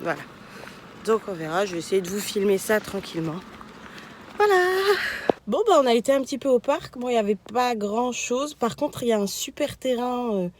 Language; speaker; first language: French; native; French